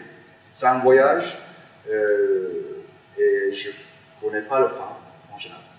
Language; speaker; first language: French; non-native, fluent; Turkish